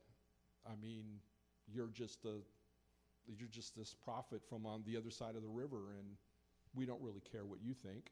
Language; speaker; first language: English; native; English